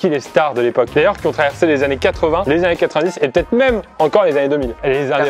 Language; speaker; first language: French; native; French